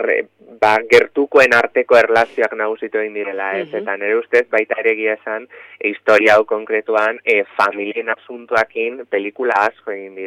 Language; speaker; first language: Basque; native; Basque